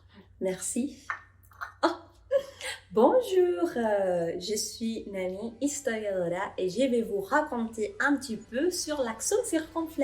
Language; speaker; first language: French; non-native, fluent; Spanish